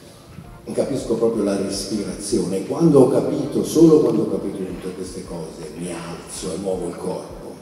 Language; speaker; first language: Italian; native; Italian